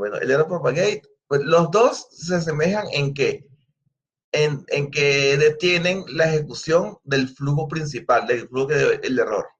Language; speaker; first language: Spanish; native; Spanish